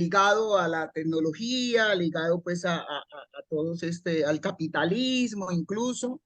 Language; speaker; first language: Spanish; native; Spanish